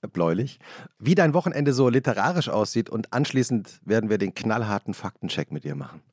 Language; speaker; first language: German; native; German